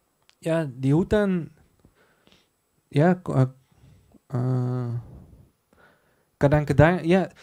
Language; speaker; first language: Indonesian; non-native, learner; Dutch